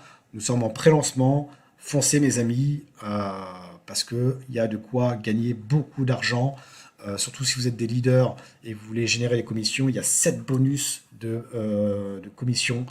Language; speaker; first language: French; native; French